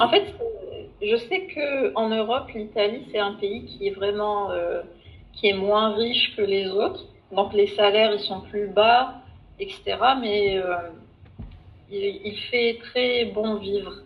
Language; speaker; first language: French; non-native, fluent; Arabic